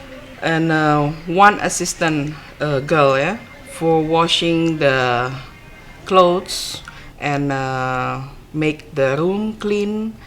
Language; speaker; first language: English; non-native, learner; Indonesian